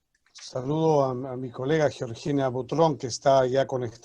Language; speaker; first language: Spanish; native; Spanish